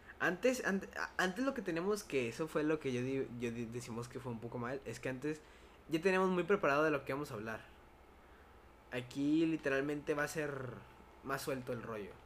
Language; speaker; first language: Spanish; native; Spanish